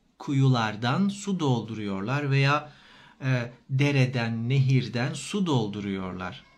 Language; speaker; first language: Turkish; native; Turkish